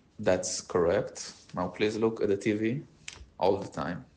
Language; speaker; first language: English; non-native, learner; Hebrew